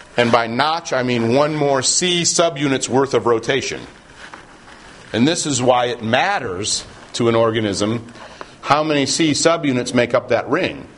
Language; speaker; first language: English; native; English